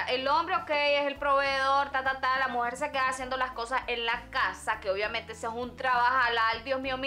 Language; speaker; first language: Spanish; native; Spanish